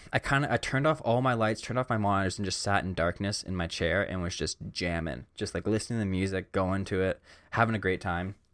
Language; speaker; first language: English; native; English